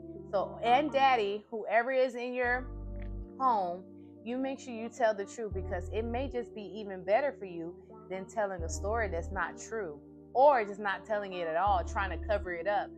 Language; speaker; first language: English; native; English